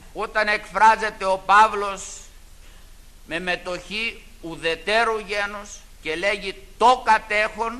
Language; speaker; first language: Greek; native; Greek